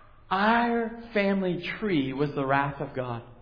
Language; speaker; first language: English; native; English